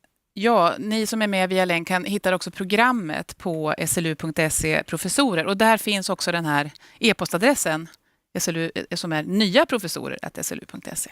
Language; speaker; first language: Swedish; native; Swedish